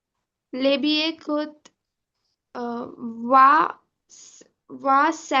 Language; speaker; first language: French; non-native, learner; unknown